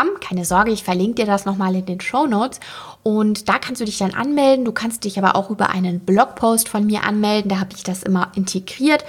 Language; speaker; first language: German; native; German